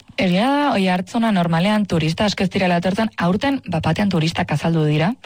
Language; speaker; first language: Basque; native; Basque